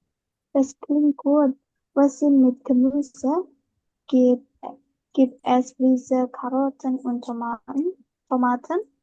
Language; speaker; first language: German; non-native, learner; Indonesian